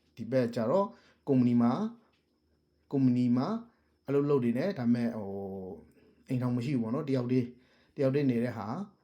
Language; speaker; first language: Burmese; native; Burmese